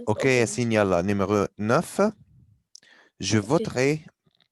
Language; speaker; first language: French; non-native, fluent; Arabic